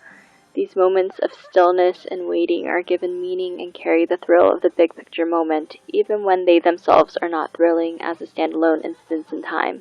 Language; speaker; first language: English; native; English